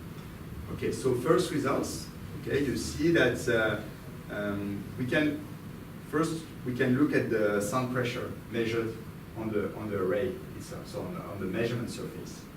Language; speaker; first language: English; non-native, fluent; French